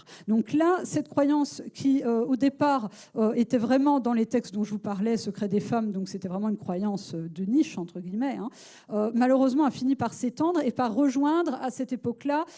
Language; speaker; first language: French; native; French